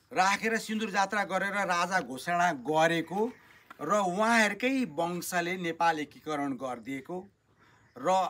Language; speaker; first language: Nepali; native; Nepali